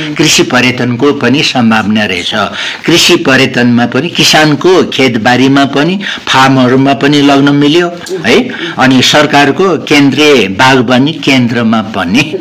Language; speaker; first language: Nepali; non-native, local second language; Newari